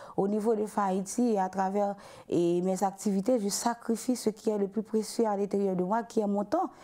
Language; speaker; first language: French; non-native, local second language; Haitian Creole